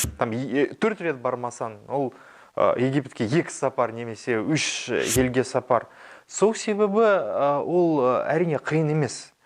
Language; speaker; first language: Kazakh; non-native, local second language; Russian